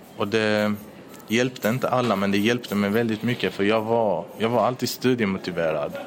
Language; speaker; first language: Swedish; early bilingual, other home language; Persian